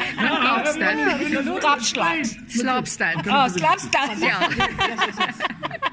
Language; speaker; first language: English; native; English